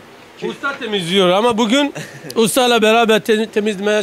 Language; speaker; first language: Turkish; non-native, learner; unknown